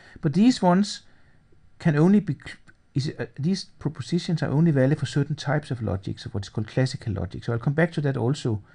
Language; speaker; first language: English; non-native, fluent; Danish